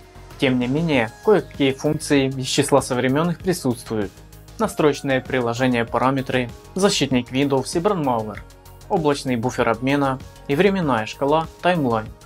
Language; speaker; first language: Russian; native; Russian